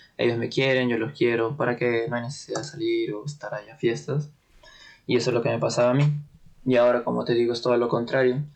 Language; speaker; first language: Spanish; native; Spanish